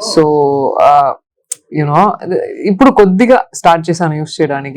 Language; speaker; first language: Telugu; non-native, learner; Tamil